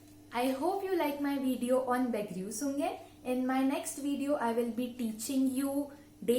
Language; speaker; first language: English; non-native, local second language; Hindi